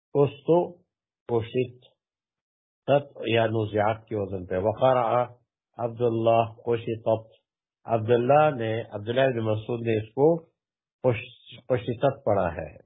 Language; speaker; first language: Urdu; non-native, local second language; Pashto